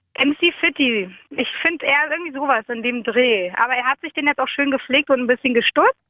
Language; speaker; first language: German; early bilingual, other home language; Turkish